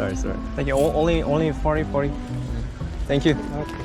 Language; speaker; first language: English; non-native, learner; Korean